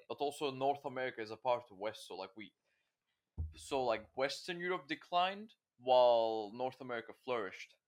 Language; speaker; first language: English; non-native, fluent; Turkish